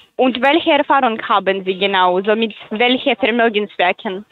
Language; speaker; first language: German; non-native, learner; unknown